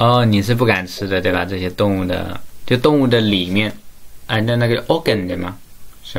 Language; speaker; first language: Chinese; native; Chinese